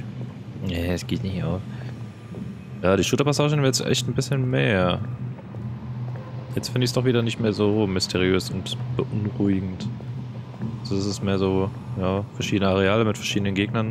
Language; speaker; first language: German; native; German